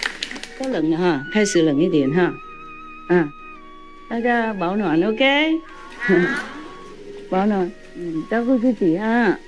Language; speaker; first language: Chinese; non-native, fluent; Vietnamese